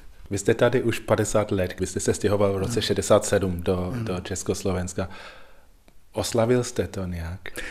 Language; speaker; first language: Czech; non-native, fluent; English